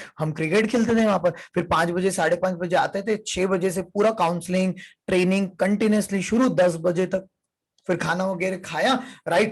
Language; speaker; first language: Hindi; native; Hindi